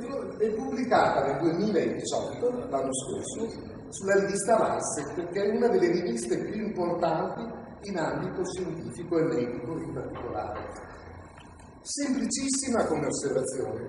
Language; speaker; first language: Italian; native; Italian